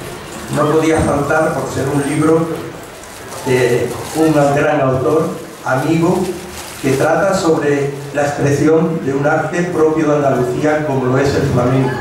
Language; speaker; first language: Spanish; native; Spanish